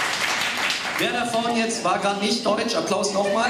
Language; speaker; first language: German; early bilingual, other home language; English